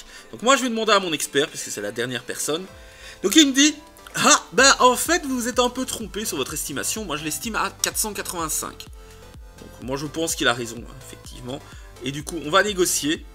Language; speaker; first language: French; native; French